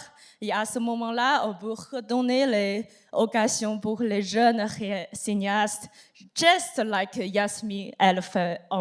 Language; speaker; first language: French; non-native, learner; Chinese